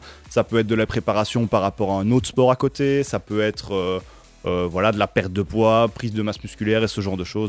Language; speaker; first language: French; native; French